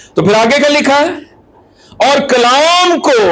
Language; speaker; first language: Urdu; non-native, local second language; Punjabi